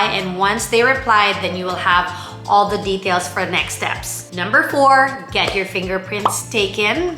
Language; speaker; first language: English; non-native, local second language; Filipino